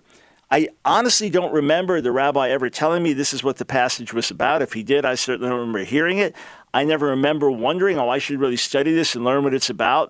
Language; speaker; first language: English; native; English